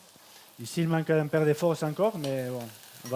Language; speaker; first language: French; non-native, fluent; Catalan